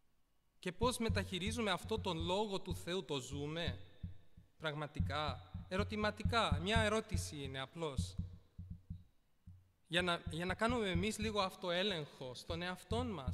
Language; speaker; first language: Greek; early bilingual, heritage; Greek